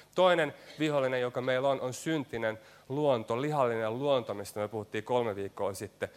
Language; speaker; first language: Finnish; native; Finnish